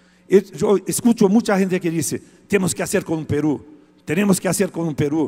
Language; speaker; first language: Spanish; non-native, fluent; Portuguese